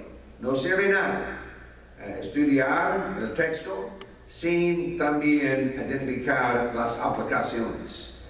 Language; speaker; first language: Spanish; non-native, fluent; English